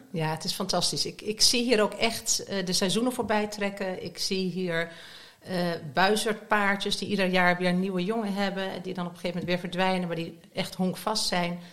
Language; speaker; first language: Dutch; native; Dutch